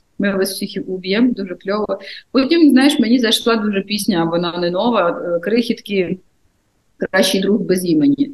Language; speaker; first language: Ukrainian; native; Ukrainian